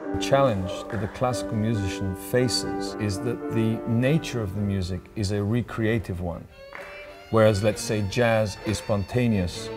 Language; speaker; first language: English; early bilingual, other home language; Korean